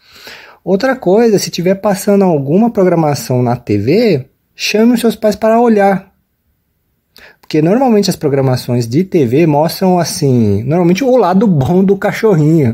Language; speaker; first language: Portuguese; native; Portuguese